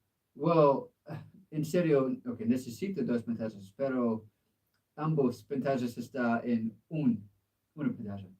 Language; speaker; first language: Spanish; non-native, learner; English